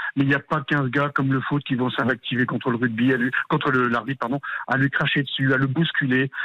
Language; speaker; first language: French; native; French